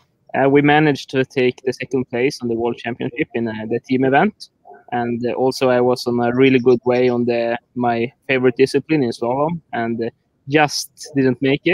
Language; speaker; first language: English; non-native, fluent; Swedish